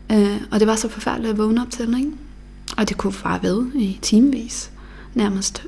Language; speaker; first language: Danish; early bilingual, other home language; Bosnian